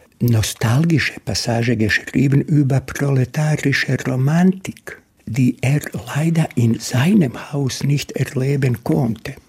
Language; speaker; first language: German; non-native, fluent; Bosnian